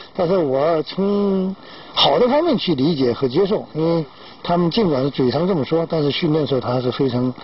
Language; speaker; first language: Chinese; non-native, fluent; Korean